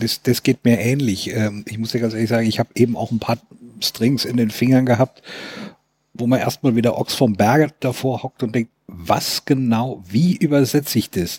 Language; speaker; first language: German; native; German